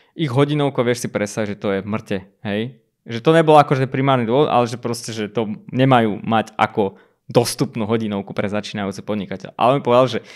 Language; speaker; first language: Slovak; early bilingual, other home language; Armenian